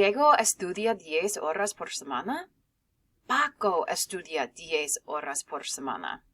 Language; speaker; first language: Spanish; non-native, fluent; English